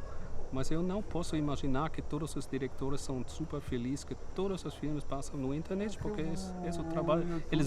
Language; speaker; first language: Portuguese; non-native, fluent; German